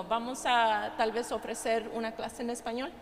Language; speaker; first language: Spanish; early bilingual, heritage; Spanish